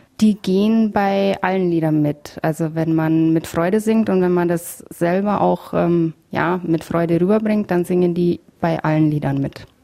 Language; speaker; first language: German; native; German